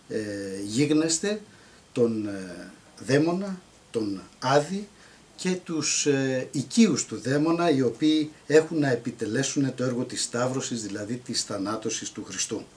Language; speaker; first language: Greek; native; Greek